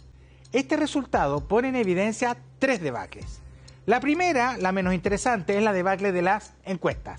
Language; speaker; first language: Spanish; native; Spanish